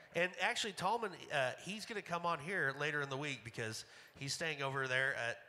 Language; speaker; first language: English; native; English